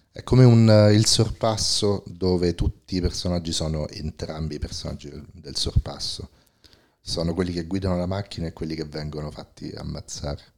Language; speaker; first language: Italian; native; Italian